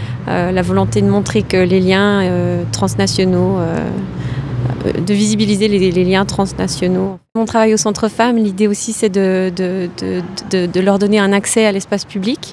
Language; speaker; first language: French; native; French